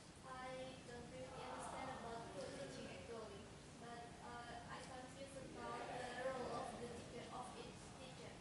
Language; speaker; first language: English; non-native, fluent; Indonesian